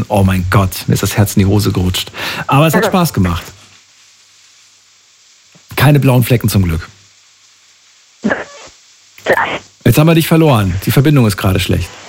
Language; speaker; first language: German; native; German